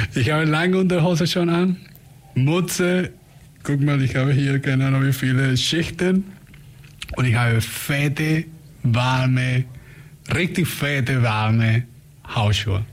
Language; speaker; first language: German; non-native, fluent; Spanish